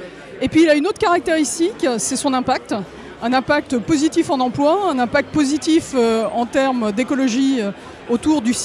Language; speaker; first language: French; native; French